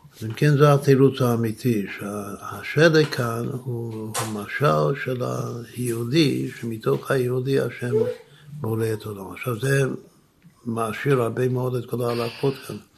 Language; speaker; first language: Hebrew; non-native, fluent; English